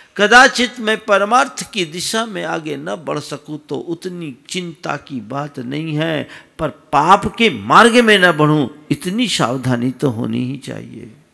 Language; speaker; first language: Hindi; native; Hindi